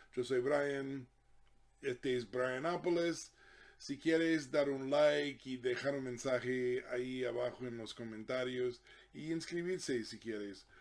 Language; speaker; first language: Spanish; non-native, fluent; English